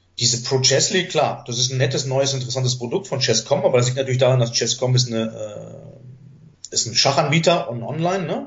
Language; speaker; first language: German; early bilingual, other home language; Greek